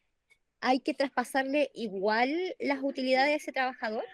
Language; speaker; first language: Spanish; native; Spanish